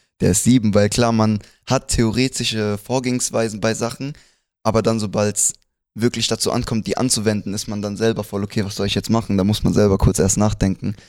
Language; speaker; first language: German; early bilingual, other home language; Spanish